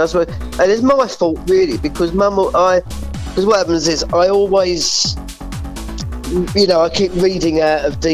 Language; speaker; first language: English; native; English